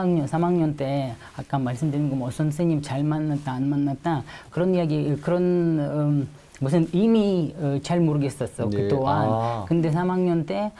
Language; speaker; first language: Korean; non-native, learner; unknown